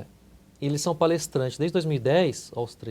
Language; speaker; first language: Portuguese; native; Portuguese